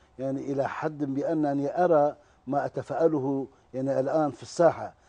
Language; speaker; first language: Arabic; non-native, fluent; Turkish